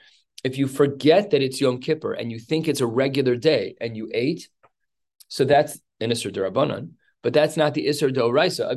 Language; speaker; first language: English; native; English